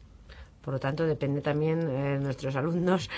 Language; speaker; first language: Spanish; native; Spanish